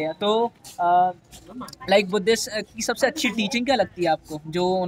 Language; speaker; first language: Hindi; native; Hindi